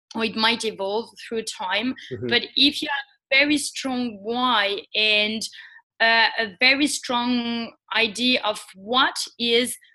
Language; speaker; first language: English; non-native, fluent; French